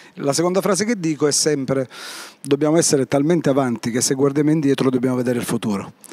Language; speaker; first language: Italian; native; Italian